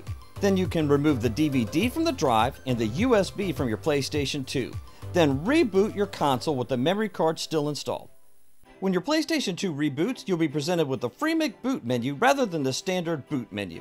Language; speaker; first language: English; native; English